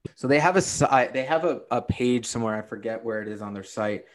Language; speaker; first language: English; native; English